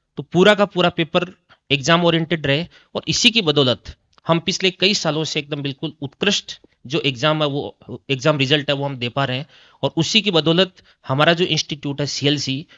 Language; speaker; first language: Hindi; native; Hindi